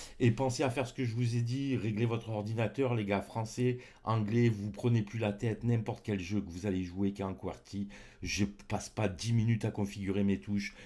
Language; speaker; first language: French; native; French